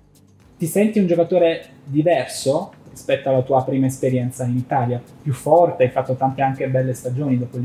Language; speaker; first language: Italian; native; Italian